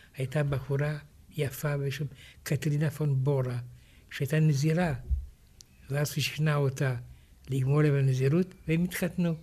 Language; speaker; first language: Hebrew; non-native, fluent; Romanian